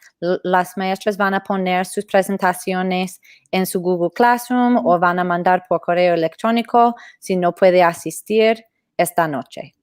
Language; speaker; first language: Spanish; non-native, fluent; English